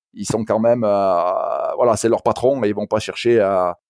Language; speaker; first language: French; native; French